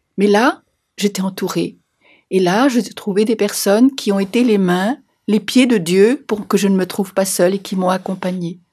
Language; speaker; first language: French; native; French